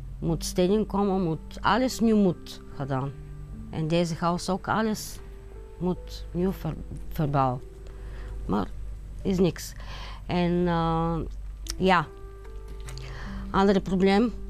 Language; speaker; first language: Dutch; non-native, learner; Bulgarian